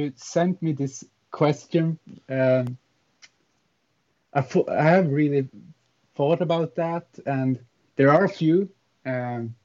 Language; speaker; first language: English; non-native, fluent; Swedish